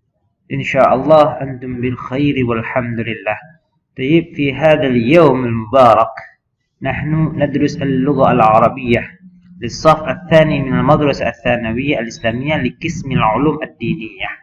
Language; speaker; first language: Arabic; non-native, fluent; Indonesian